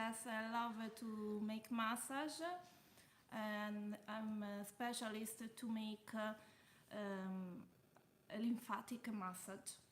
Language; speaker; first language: English; non-native, learner; Italian